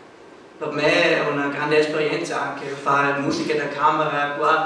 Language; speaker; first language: Italian; non-native, local second language; German